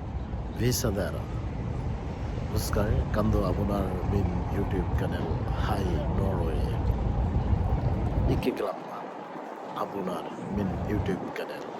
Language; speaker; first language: Norwegian; non-native, learner; Bangla